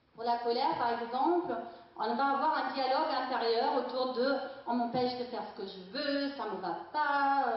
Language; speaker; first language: French; non-native, fluent; German